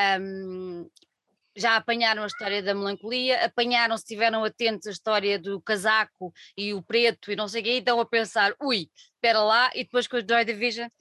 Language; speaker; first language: Portuguese; native; Portuguese